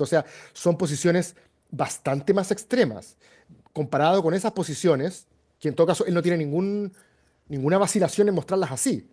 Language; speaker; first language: Spanish; native; Spanish